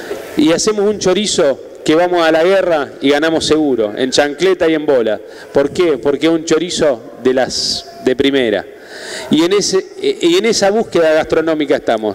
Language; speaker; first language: Spanish; native; Spanish